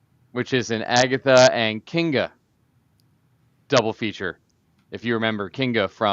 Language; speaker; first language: English; native; English